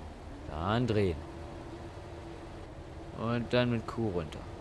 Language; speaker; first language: German; native; German